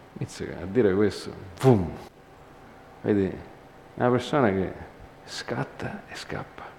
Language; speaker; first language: Italian; early bilingual, heritage; Italian